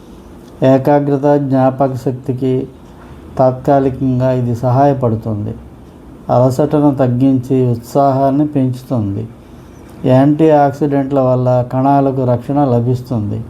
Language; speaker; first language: Telugu; native; Telugu